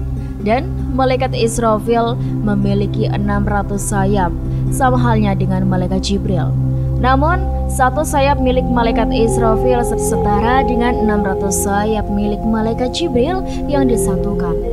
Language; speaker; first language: Indonesian; native; Indonesian